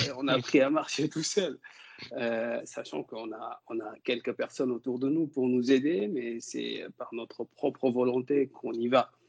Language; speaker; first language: French; non-native, local second language; Wolof